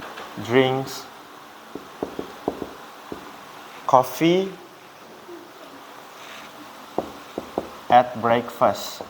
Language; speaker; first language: English; non-native, fluent; Indonesian